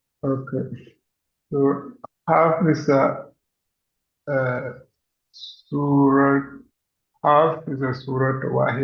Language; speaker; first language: Arabic; non-native, learner; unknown